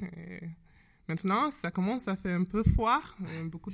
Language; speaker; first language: French; non-native, learner; English